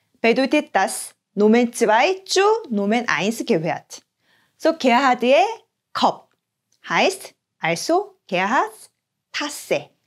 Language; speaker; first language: German; non-native, fluent; Korean